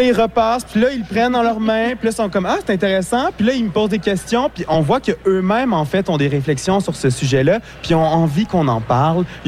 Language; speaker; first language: French; native; French